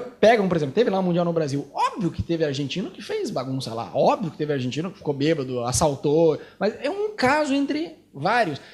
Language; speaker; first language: Portuguese; native; Portuguese